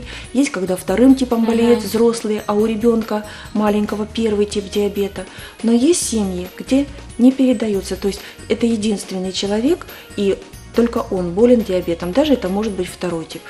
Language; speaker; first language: Russian; native; Russian